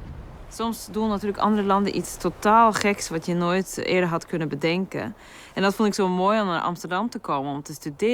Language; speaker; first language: Dutch; non-native, fluent; Norwegian